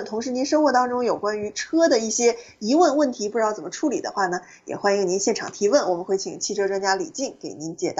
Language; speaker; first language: Chinese; native; Chinese